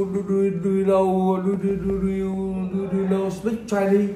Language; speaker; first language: English; non-native, learner; Vietnamese